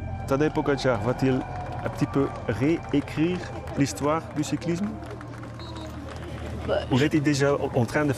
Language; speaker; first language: French; non-native, fluent; Dutch